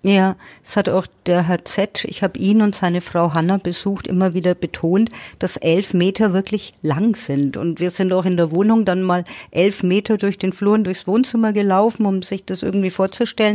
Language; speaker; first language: German; native; German